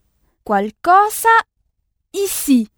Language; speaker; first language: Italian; non-native, fluent; French